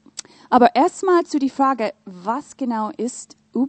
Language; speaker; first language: German; non-native, fluent; English